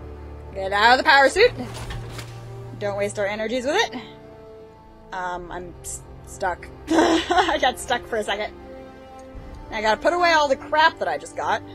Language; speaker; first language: English; native; English